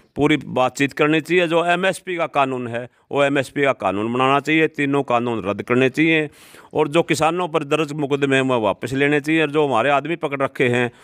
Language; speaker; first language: Hindi; native; Hindi